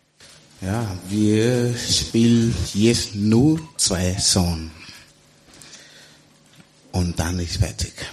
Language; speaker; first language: German; non-native, learner; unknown